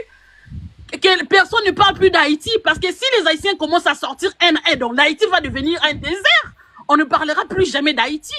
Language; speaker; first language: French; non-native, local second language; Lingala